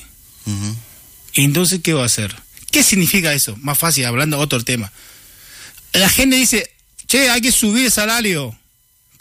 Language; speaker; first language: Spanish; non-native, learner; Chinese